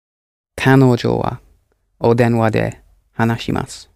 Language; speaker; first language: Japanese; non-native, learner; English